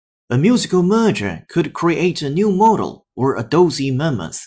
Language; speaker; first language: English; non-native, fluent; Chinese